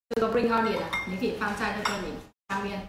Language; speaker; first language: Chinese; non-native, fluent; Vietnamese